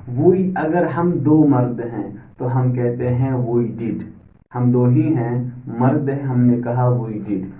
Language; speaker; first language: Urdu; native; Urdu